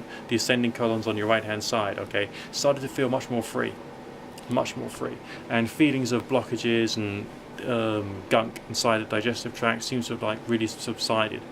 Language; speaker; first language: English; native; English